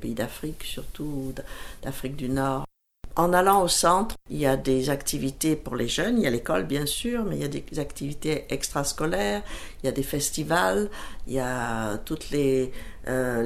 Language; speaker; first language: French; native; French